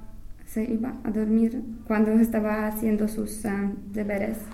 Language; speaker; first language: Spanish; non-native, fluent; English